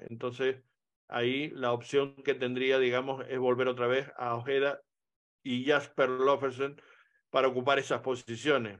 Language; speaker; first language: Spanish; native; Spanish